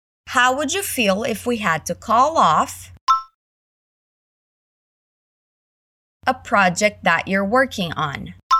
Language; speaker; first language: English; early bilingual, other home language; Portuguese